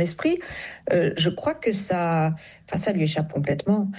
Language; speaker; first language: French; native; French